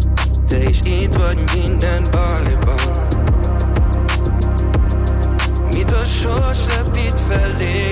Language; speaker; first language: Hungarian; native; Hungarian